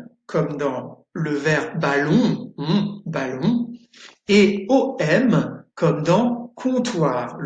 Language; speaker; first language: French; native; French